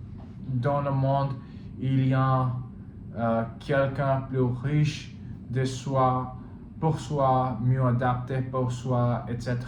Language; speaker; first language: French; non-native, learner; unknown